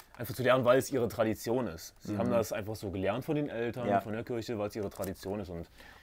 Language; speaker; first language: German; native; German